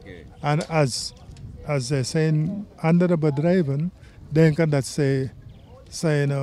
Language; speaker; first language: Dutch; non-native, local second language; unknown